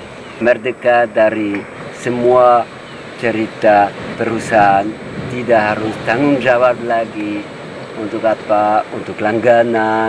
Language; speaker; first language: Indonesian; non-native, fluent; French